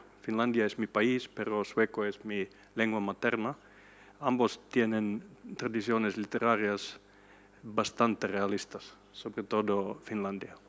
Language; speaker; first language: Spanish; non-native, fluent; Swedish